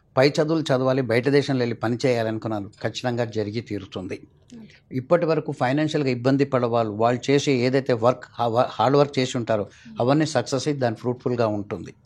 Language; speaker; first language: Telugu; non-native, fluent; Malayalam